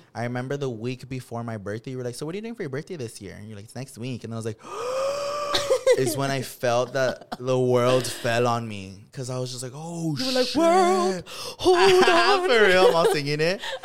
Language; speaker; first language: English; native; English